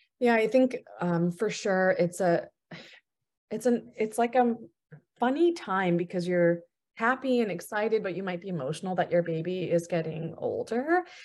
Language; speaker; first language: English; early bilingual, other home language; Punjabi